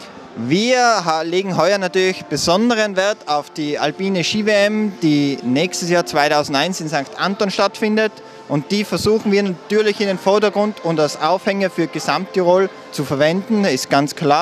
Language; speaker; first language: German; native; German